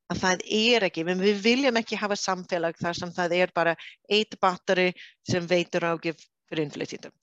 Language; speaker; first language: Icelandic; non-native, fluent; English